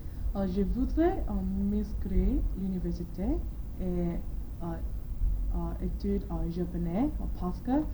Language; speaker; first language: French; non-native, learner; Korean